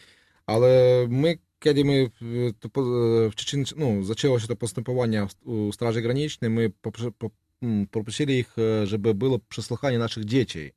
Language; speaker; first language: Polish; non-native, learner; Russian